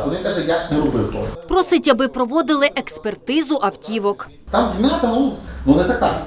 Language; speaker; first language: Ukrainian; native; Ukrainian